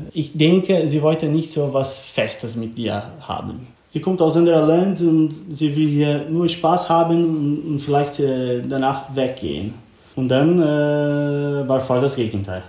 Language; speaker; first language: German; non-native, learner; Portuguese